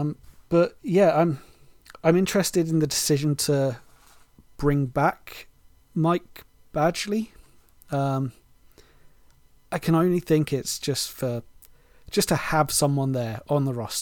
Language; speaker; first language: English; native; English